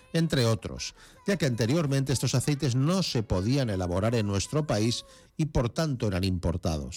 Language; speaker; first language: Spanish; native; Spanish